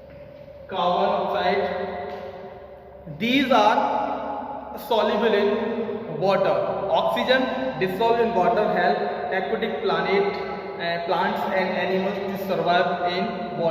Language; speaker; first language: English; non-native, local second language; Hindi